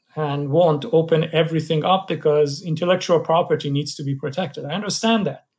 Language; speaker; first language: English; non-native, fluent; Persian